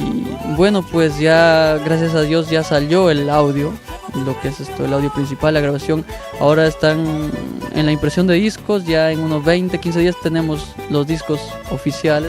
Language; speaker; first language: Spanish; native; Spanish